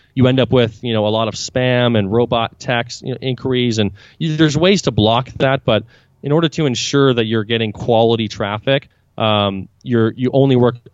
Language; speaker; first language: English; native; English